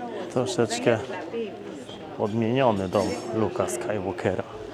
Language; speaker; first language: Polish; native; Polish